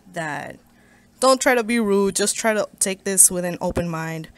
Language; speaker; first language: English; native; English